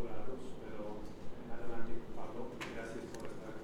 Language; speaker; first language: Spanish; non-native, fluent; English